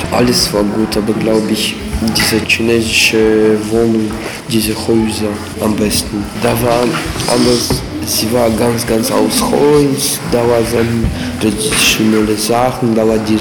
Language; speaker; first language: German; non-native, learner; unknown